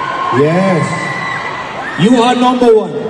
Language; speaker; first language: English; non-native, learner; Korean